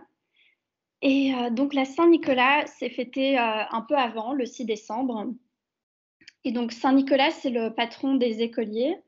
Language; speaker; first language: French; native; French